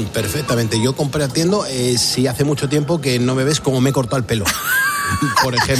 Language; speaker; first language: Spanish; native; Spanish